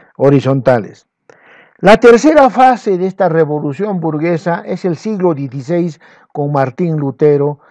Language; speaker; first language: Spanish; non-native, local second language; Quechua